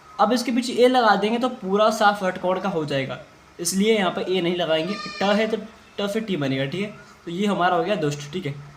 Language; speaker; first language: Hindi; native; Hindi